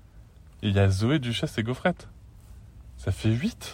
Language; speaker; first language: French; native; French